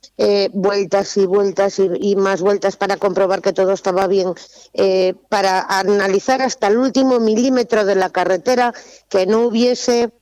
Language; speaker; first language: Spanish; native; Spanish